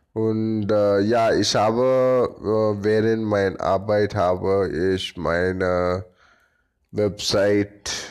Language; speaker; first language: German; non-native, learner; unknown